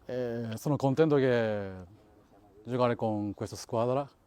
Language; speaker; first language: Italian; non-native, learner; Japanese